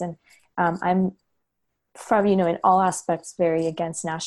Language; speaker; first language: English; native; English